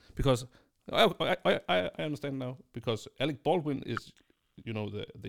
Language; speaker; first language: English; non-native, fluent; Danish